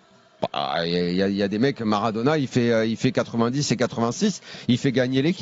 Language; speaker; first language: French; native; French